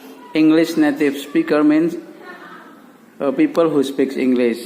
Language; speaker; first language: English; non-native, learner; Indonesian